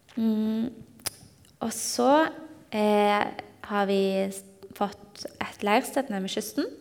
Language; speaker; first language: Norwegian; native; Norwegian